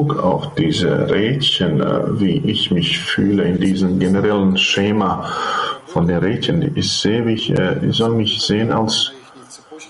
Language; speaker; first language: German; non-native, fluent; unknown